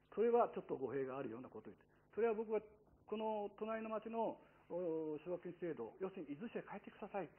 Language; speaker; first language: Japanese; native; Japanese